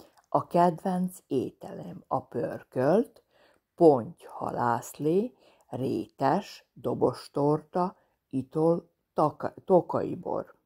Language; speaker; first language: Hungarian; non-native, fluent; Serbian